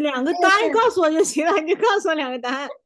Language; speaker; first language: Chinese; native; Chinese